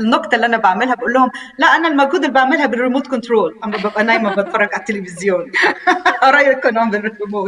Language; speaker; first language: Arabic; early bilingual, heritage; Arabic